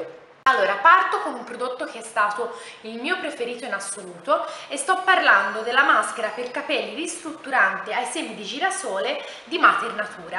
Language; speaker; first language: Italian; native; Italian